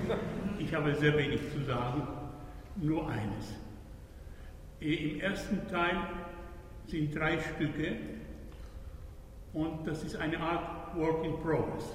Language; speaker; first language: German; non-native, fluent; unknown